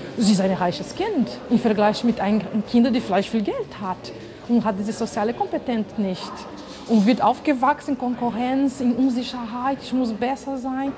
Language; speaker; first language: German; non-native, fluent; Portuguese